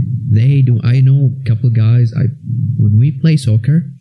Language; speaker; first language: English; non-native, fluent; Arabic